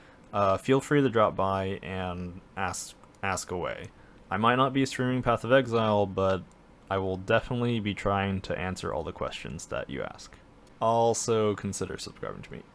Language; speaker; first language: English; native; English